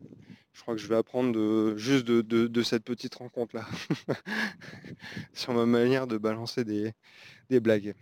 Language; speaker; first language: French; native; French